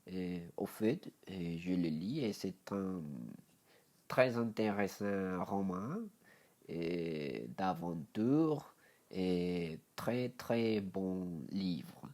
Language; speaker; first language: French; non-native, learner; Spanish